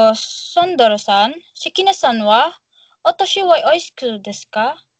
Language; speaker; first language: Japanese; non-native, learner; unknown